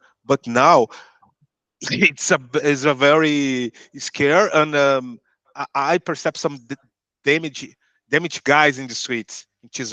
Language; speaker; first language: English; non-native, learner; Portuguese